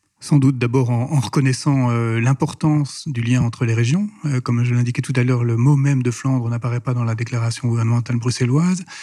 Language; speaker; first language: French; native; French